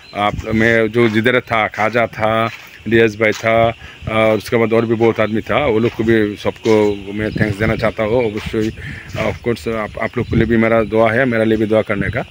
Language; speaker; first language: Hindi; non-native, learner; Bangla